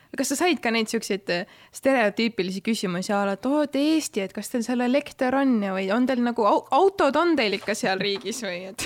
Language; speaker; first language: Estonian; native; Estonian